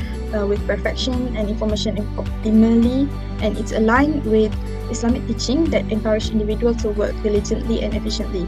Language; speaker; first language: English; non-native, local second language; Malay